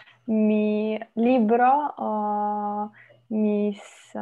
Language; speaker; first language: Spanish; non-native, learner; Slovenian